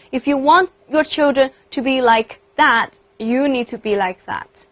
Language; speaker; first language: English; non-native, fluent; Chinese